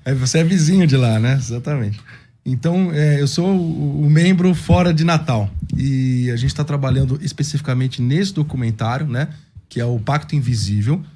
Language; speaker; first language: Portuguese; native; Portuguese